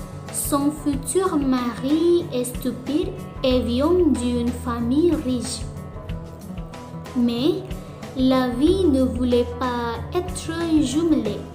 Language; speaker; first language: French; non-native, learner; Indonesian